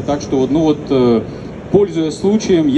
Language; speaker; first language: Russian; native; Russian